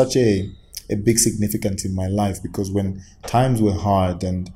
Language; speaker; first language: English; non-native, local second language; Bemba